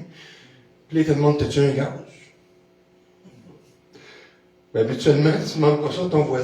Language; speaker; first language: French; native; French